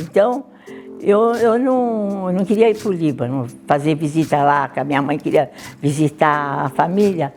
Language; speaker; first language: Portuguese; early bilingual, other home language; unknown